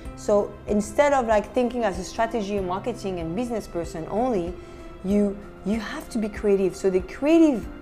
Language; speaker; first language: English; non-native, fluent; French